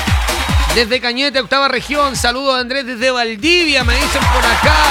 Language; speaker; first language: Spanish; native; Spanish